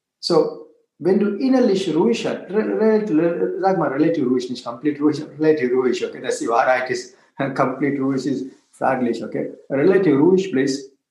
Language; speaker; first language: German; non-native, fluent; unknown